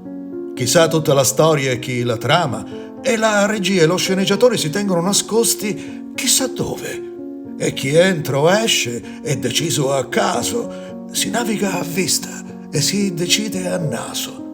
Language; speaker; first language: Italian; native; Italian